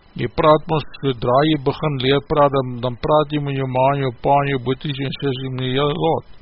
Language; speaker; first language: Afrikaans; native; Afrikaans